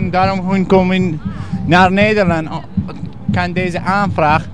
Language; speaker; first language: Dutch; non-native, learner; Persian